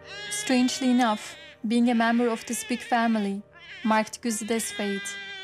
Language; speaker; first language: English; non-native, fluent; Turkish